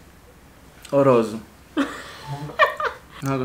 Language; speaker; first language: Portuguese; non-native, learner; Dutch